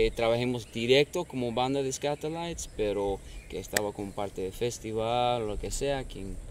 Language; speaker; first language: Spanish; non-native, fluent; English